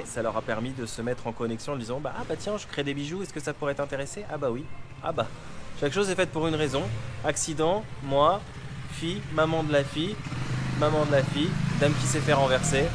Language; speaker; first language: French; native; French